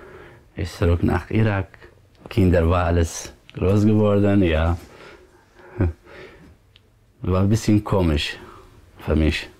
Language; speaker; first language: German; non-native, learner; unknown